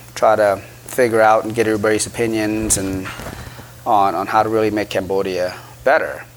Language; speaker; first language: English; early bilingual, other home language; Khmer